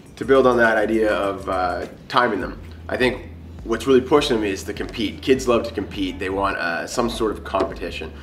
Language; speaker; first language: English; native; English